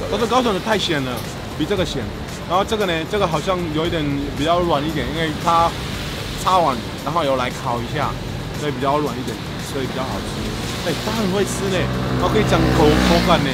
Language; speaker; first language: Chinese; non-native, fluent; English